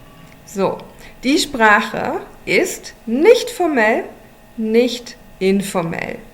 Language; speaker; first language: German; non-native, fluent; English